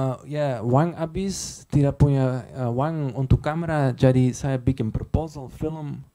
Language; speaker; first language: Indonesian; non-native, learner; Dutch